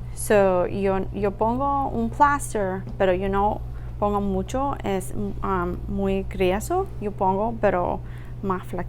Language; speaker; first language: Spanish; non-native, learner; English